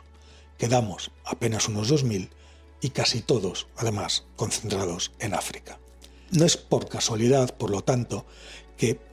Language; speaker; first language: Spanish; native; Spanish